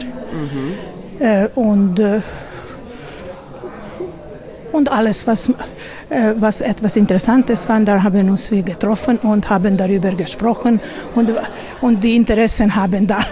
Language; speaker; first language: German; non-native, fluent; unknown